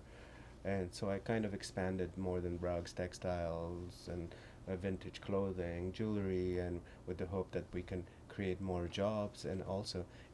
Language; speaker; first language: English; early bilingual, other home language; Persian